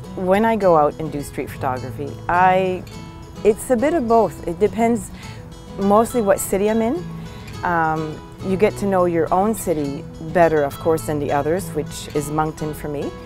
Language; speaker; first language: English; native; English